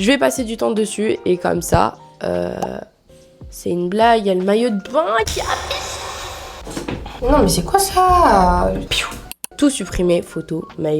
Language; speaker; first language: French; native; French